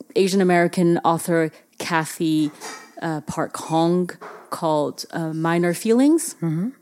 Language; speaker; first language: English; early bilingual, other home language; Chinese